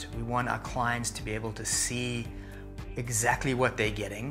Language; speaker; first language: English; native; English